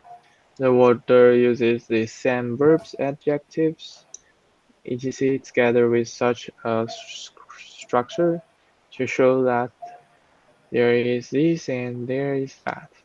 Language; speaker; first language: English; non-native, fluent; Chinese